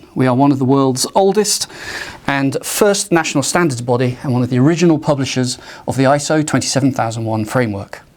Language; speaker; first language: English; native; English